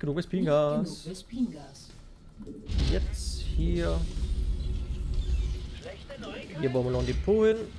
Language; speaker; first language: German; native; German